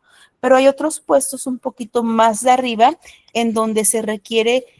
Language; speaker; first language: Spanish; native; Spanish